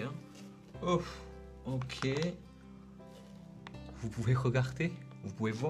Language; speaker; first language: French; non-native, learner; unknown